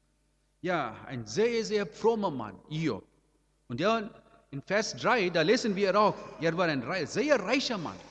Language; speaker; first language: German; non-native, learner; Amharic